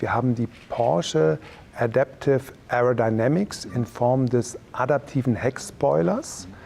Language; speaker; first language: German; native; German